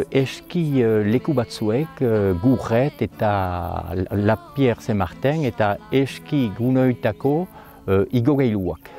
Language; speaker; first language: Basque; native; Basque